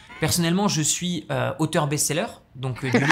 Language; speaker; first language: French; native; French